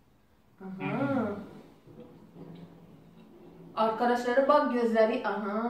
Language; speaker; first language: Turkish; non-native, learner; Azerbaijani